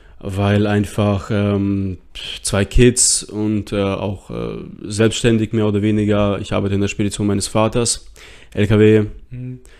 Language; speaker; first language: German; early bilingual, other home language; Russian